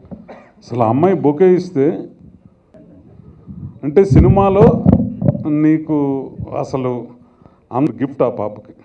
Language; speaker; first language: Telugu; native; Telugu